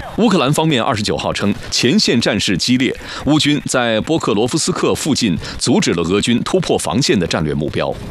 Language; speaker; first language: Chinese; native; Chinese